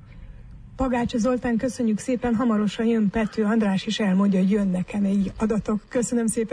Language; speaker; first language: Hungarian; native; Hungarian